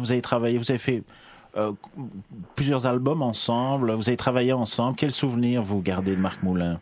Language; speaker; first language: French; native; French